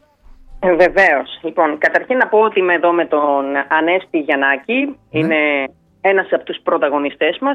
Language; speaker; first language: Greek; native; Greek